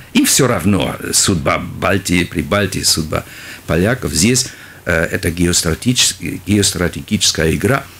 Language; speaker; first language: Russian; non-native, fluent; German